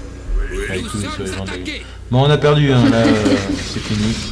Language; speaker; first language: French; native; French